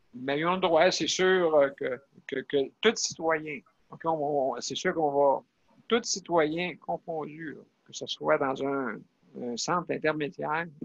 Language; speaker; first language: French; native; French